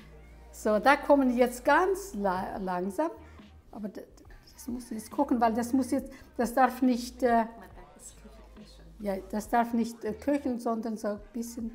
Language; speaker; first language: German; early bilingual, heritage; German